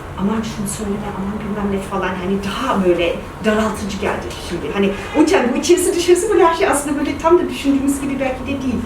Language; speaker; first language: Turkish; early bilingual, heritage; Turkish